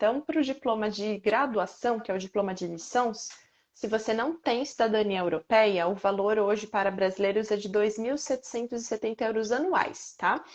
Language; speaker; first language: Portuguese; native; Portuguese